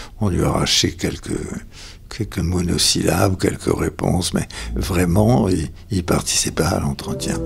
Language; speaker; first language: French; native; French